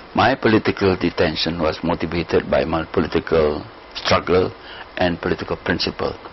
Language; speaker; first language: English; non-native, local second language; Malay